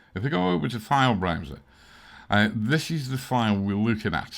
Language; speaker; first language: English; native; English